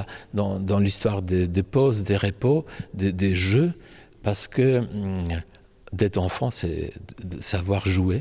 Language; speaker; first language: French; non-native, fluent; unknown